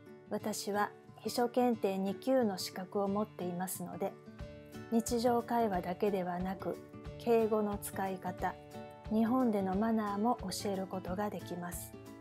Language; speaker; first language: Japanese; native; Japanese